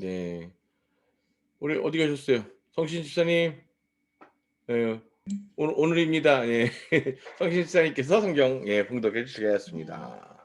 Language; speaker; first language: Korean; native; Korean